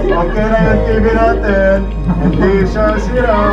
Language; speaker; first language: Filipino; non-native, learner; Arabic